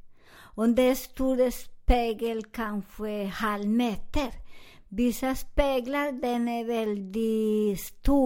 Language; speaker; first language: Swedish; non-native, learner; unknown